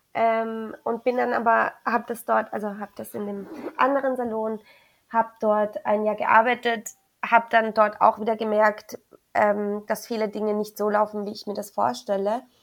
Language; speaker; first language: German; early bilingual, other home language; Spanish